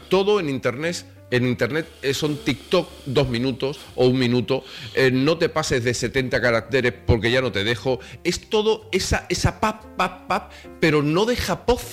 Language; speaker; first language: Spanish; native; Spanish